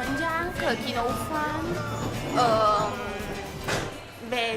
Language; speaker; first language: Catalan; early bilingual, other home language; Portuguese